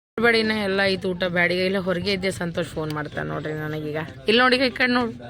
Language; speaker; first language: Kannada; native; Kannada